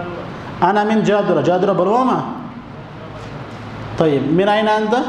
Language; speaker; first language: Arabic; non-native, fluent; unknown